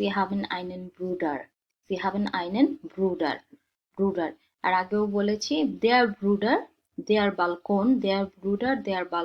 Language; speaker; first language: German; non-native, fluent; Bangla